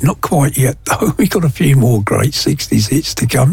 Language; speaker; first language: English; native; English